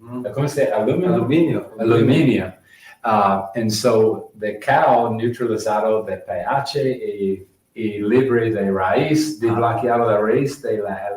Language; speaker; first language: Spanish; non-native, learner; English